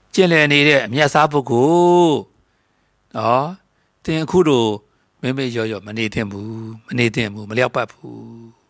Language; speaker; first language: Burmese; native; Burmese